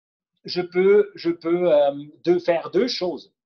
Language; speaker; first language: French; non-native, fluent; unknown